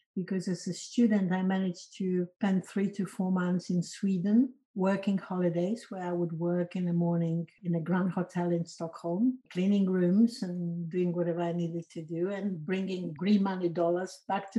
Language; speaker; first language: English; non-native, fluent; Polish